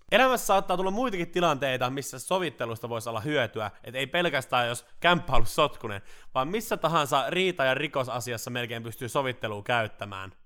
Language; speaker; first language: Finnish; native; Finnish